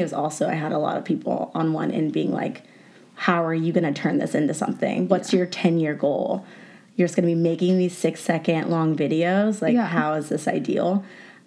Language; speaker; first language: English; native; English